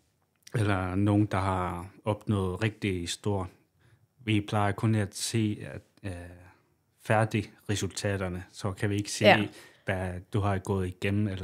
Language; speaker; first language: Danish; non-native, local second language; Kalaallisut